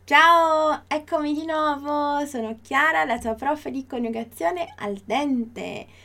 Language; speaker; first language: Italian; non-native, fluent; Portuguese